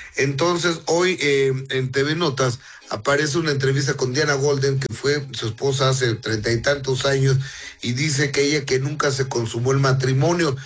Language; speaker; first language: Spanish; native; Spanish